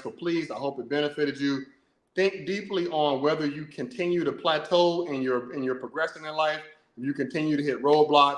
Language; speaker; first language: English; native; English